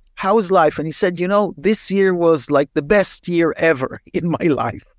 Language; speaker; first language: English; non-native, fluent; Hebrew